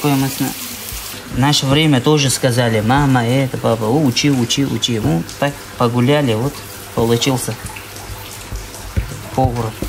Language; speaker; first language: Russian; non-native, fluent; Uzbek